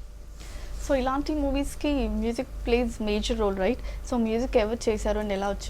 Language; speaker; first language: Telugu; native; Telugu